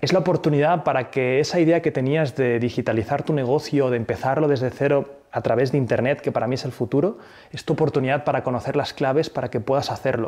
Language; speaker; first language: Spanish; native; Spanish